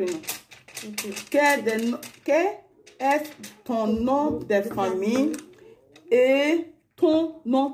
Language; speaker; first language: French; non-native, learner; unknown